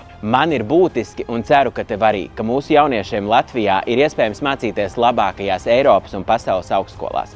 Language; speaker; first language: Latvian; native; Latvian